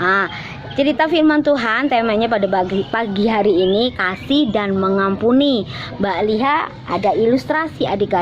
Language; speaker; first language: Indonesian; non-native, local second language; Javanese